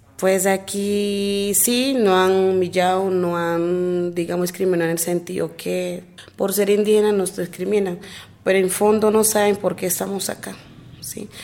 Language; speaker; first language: Spanish; non-native, local second language; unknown